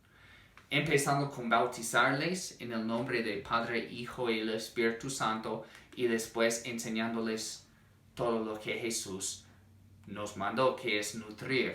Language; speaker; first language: Spanish; non-native, fluent; English